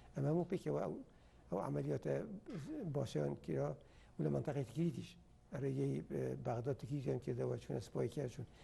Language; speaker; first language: Central Kurdish; non-native, local second language; Kurdish